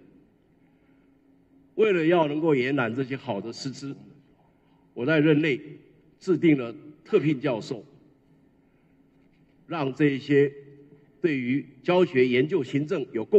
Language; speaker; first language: Chinese; native; Chinese